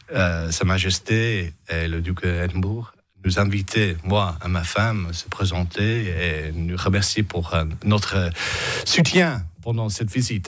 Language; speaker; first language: French; non-native, fluent; English